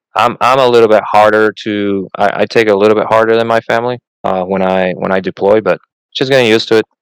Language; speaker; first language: English; non-native, fluent; Spanish